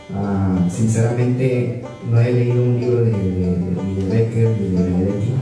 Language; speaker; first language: Spanish; native; Spanish